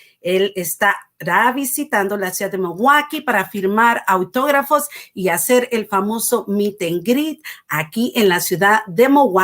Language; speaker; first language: Spanish; native; Spanish